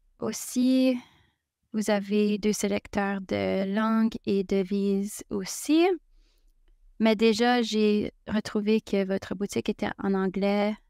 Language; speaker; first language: French; native; French